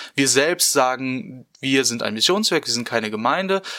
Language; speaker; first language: German; native; German